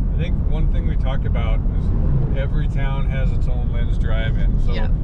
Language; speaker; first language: English; native; English